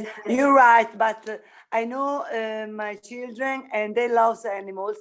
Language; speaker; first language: English; non-native, learner; Italian